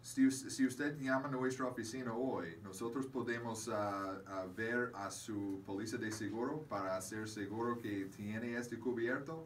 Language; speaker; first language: Spanish; non-native, learner; English